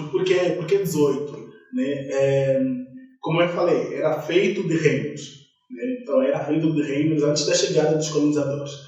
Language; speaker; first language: Portuguese; non-native, local second language; Kongo